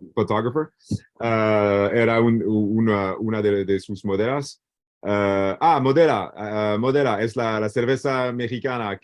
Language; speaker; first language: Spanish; non-native, learner; English